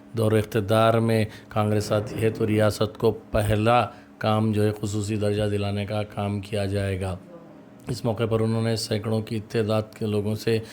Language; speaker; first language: Urdu; native; Urdu